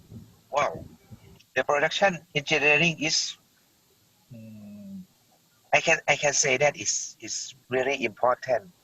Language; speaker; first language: English; non-native, learner; Thai